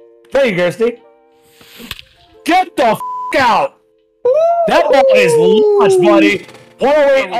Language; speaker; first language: English; native; English